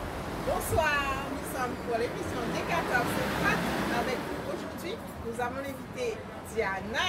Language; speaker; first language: French; native; French